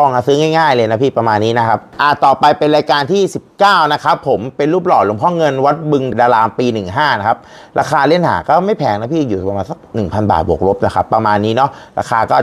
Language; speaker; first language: Thai; native; Thai